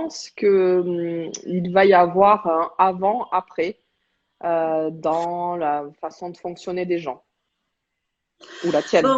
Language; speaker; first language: French; native; French